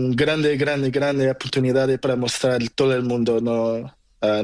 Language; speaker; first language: Spanish; non-native, learner; Portuguese